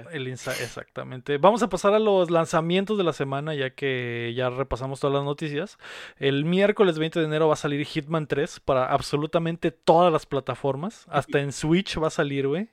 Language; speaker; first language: Spanish; native; Spanish